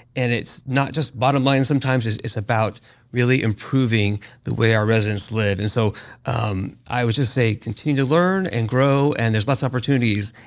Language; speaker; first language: English; native; English